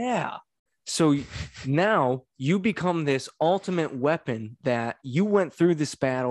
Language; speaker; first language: English; native; English